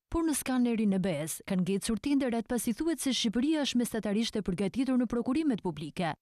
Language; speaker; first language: Albanian; native; Albanian